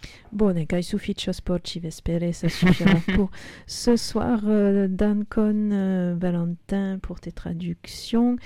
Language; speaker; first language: French; native; French